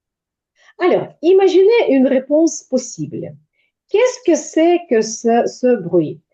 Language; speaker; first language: French; non-native, fluent; Ukrainian